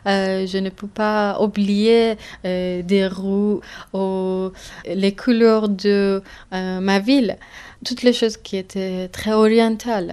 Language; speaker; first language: French; non-native, learner; Persian